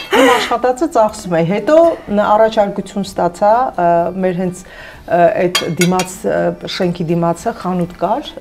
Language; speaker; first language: Armenian; native; Armenian